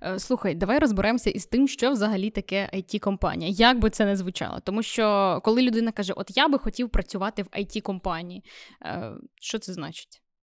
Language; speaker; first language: Ukrainian; native; Ukrainian